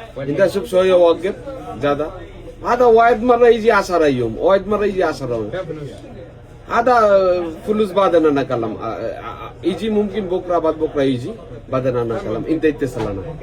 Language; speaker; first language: Arabic; non-native, learner; Bangla